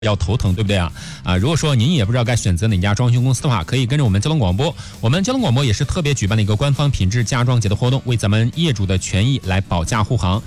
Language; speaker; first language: Chinese; native; Chinese